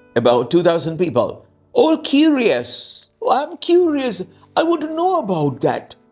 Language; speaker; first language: English; non-native, local second language; Sinhala